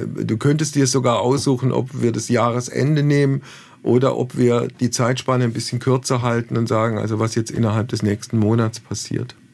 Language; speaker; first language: German; native; German